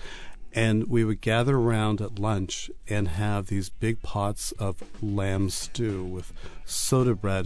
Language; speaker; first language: English; native; English